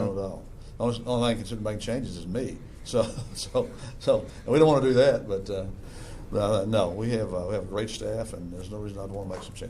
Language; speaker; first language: English; native; English